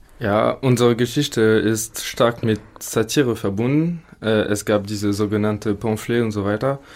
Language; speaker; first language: German; non-native, learner; French